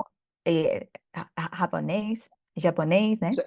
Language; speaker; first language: Portuguese; non-native, fluent; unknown